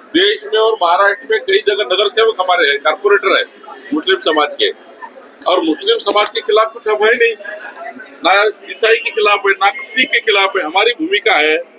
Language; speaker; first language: Hindi; non-native, local second language; Marathi